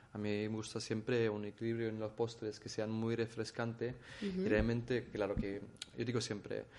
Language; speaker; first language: Spanish; non-native, fluent; German